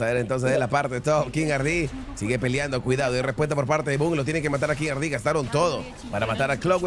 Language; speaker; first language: Spanish; native; Spanish